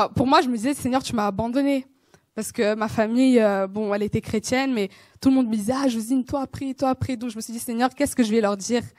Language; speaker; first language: French; non-native, local second language; Kinyarwanda